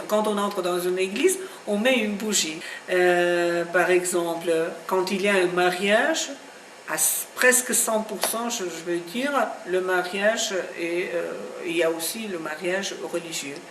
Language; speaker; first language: French; non-native, fluent; Armenian